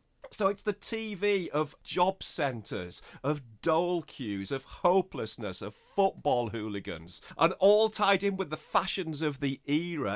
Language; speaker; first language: English; native; English